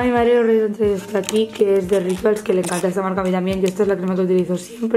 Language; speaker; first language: Spanish; native; Spanish